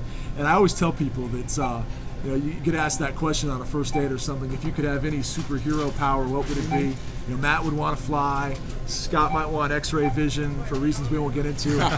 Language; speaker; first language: English; native; English